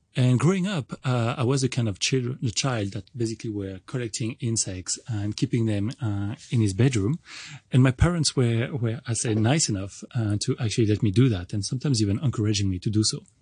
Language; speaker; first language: English; non-native, fluent; French